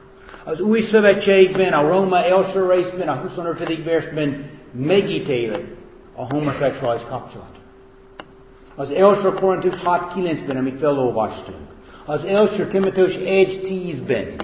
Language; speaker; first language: Hungarian; non-native, fluent; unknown